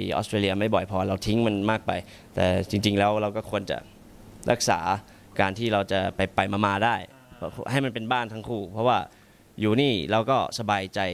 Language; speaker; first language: Thai; early bilingual, other home language; English